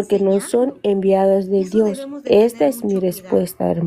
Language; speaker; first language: Spanish; non-native, fluent; Portuguese